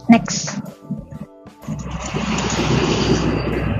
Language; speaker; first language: Arabic; non-native, learner; Indonesian